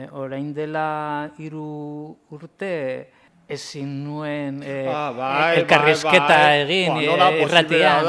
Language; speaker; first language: Basque; non-native, local second language; Spanish